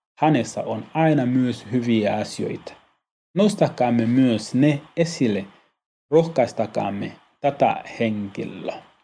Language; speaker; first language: Finnish; non-native, learner; Swahili